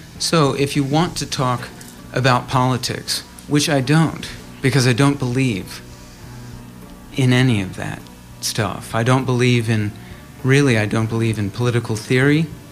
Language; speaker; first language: English; native; English